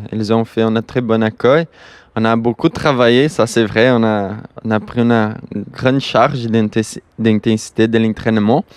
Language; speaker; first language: French; non-native, learner; Portuguese